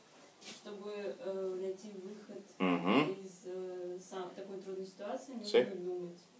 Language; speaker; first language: Russian; native; Russian